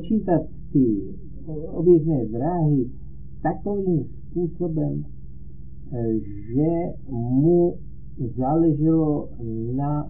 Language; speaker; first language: Czech; native; Czech